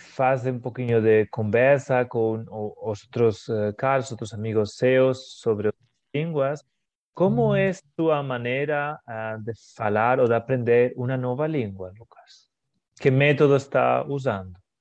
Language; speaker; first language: Portuguese; non-native, fluent; Spanish